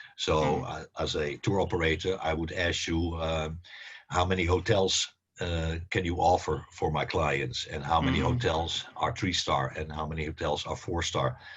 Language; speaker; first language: English; non-native, fluent; Dutch